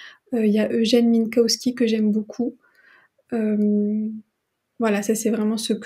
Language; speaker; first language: French; non-native, local second language; Arabic